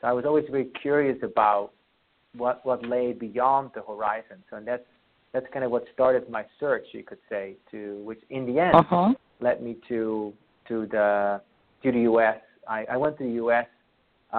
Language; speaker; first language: English; non-native, fluent; Western Frisian